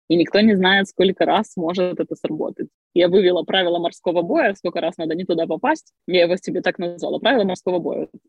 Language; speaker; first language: Russian; native; Russian